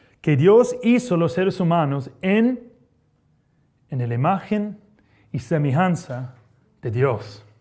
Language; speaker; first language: Spanish; non-native, fluent; English